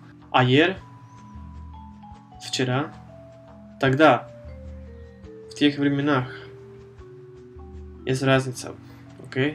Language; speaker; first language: Russian; non-native, fluent; Spanish